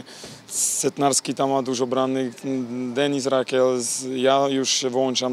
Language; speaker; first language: Polish; non-native, fluent; Slovak